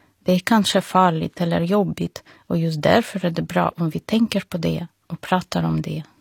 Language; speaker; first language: Swedish; non-native, fluent; Russian